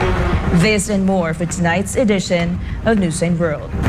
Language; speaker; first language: English; non-native, local second language; Filipino